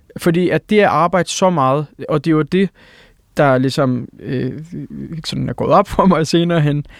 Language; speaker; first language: Danish; early bilingual, other home language; Turkish